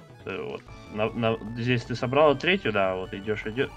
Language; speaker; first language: Russian; native; Russian